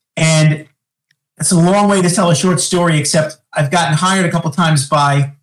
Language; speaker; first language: English; native; English